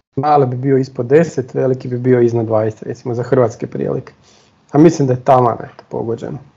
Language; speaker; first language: Croatian; native; Croatian